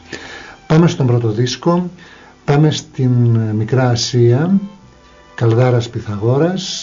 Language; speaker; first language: Greek; native; Greek